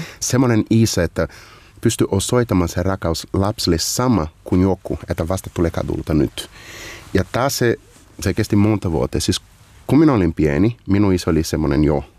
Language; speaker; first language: Finnish; non-native, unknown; Portuguese